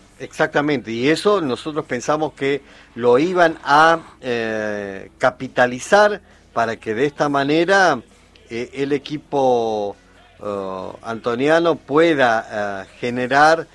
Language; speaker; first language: Spanish; native; Spanish